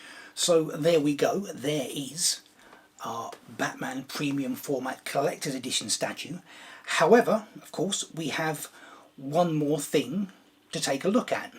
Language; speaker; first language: English; native; English